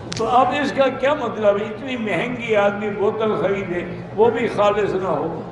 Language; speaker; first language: Urdu; native; Urdu